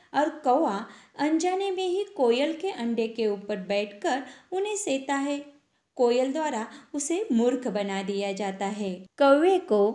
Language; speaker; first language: Hindi; non-native, local second language; Marathi